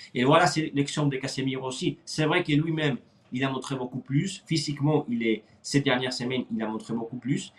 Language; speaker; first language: French; non-native, fluent; Spanish